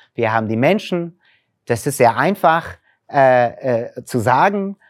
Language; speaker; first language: German; non-native, fluent; English